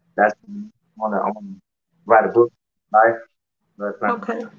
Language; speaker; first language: English; native; English